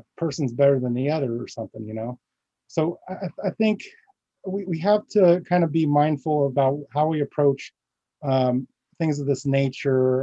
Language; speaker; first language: English; early bilingual, other home language; Filipino